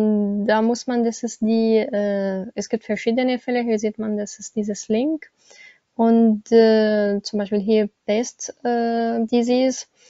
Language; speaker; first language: German; non-native, learner; Arabic